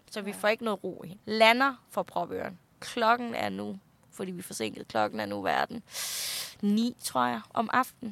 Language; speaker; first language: Danish; early bilingual, other home language; Thai